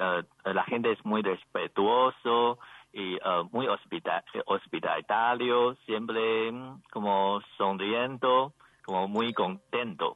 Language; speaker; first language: Spanish; non-native, learner; Chinese